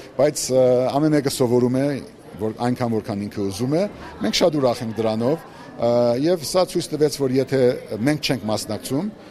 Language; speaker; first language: Armenian; early bilingual, heritage; Armenian